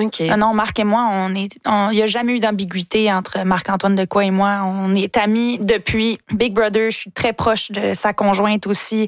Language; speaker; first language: French; native; French